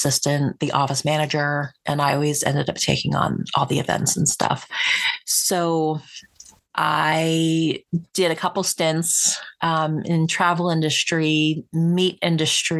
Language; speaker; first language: English; native; English